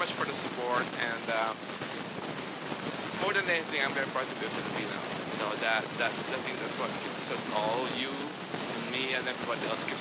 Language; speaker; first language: English; native; English